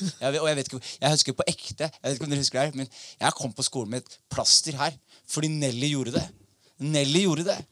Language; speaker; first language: Norwegian; early bilingual, other home language; Somali